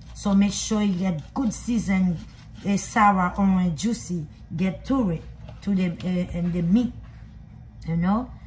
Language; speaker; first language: English; non-native, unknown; Haitian Creole